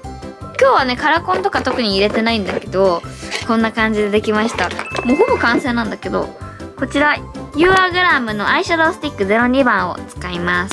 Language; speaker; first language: Japanese; native; Japanese